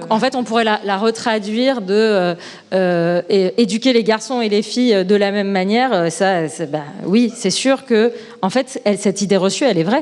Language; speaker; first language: French; native; French